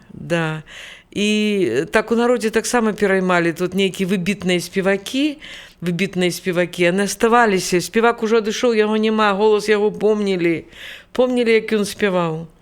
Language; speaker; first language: Belarusian; native; Belarusian